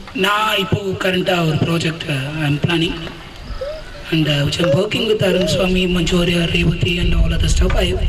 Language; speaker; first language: English; non-native, local second language; Tamil